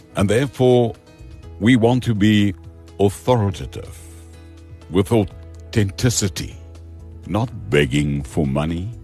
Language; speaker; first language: English; non-native, local second language; Afrikaans